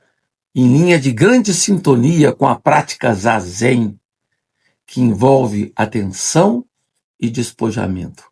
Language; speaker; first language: Portuguese; native; Portuguese